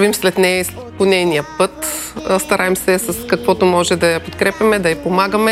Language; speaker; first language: Bulgarian; native; Bulgarian